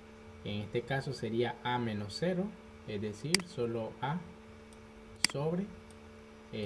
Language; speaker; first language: Spanish; native; Spanish